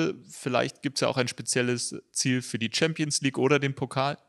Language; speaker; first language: German; native; German